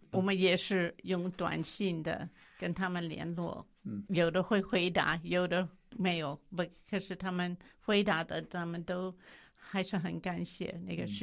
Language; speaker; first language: Chinese; non-native, fluent; English